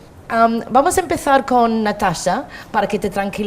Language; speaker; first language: Spanish; non-native, fluent; English